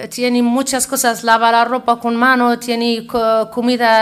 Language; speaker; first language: Spanish; non-native, learner; Arabic